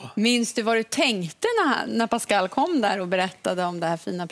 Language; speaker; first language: Swedish; native; Swedish